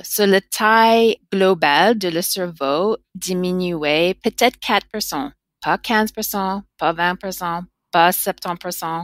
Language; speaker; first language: French; non-native, learner; English